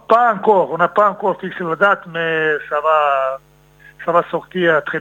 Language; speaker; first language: French; non-native, fluent; Serbian